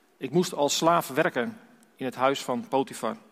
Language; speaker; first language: Dutch; native; Dutch